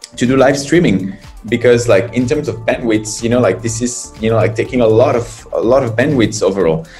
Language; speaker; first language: English; non-native, fluent; French